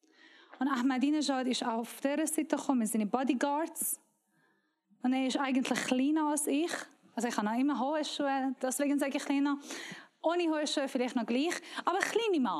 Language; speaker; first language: German; non-native, learner; Persian